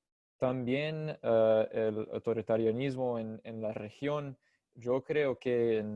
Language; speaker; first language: Spanish; non-native, fluent; English